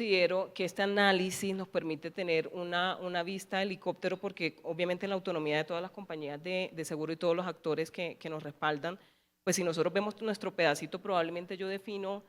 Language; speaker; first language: Spanish; native; Spanish